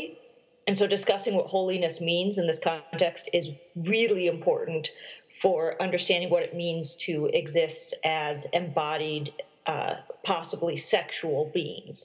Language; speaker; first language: English; native; English